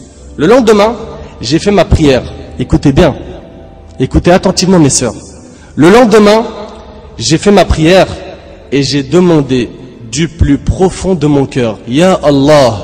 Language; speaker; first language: French; native; French